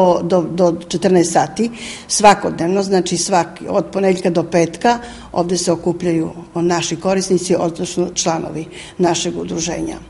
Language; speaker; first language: Serbian; native; Serbian